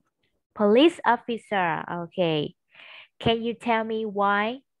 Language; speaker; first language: English; non-native, fluent; Vietnamese